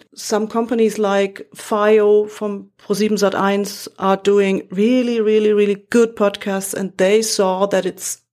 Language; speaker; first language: English; non-native, fluent; German